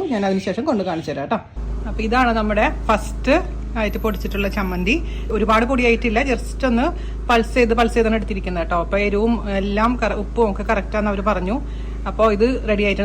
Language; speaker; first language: Malayalam; native; Malayalam